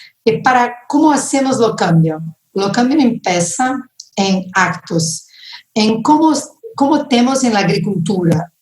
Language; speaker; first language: Spanish; non-native, fluent; Portuguese